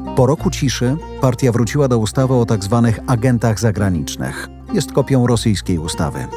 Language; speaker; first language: Polish; native; Polish